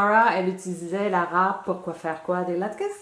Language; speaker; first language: French; native; French